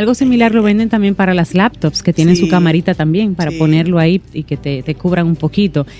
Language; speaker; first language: Spanish; native; Spanish